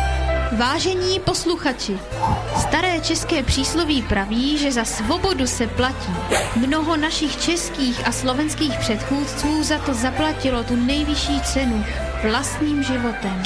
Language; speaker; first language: Czech; native; Czech